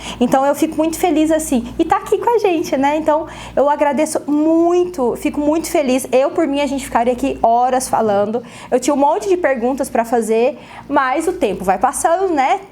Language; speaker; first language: Portuguese; native; Portuguese